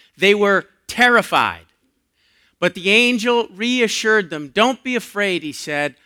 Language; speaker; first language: English; native; English